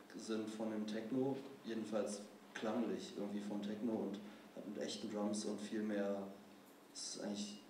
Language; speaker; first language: German; native; German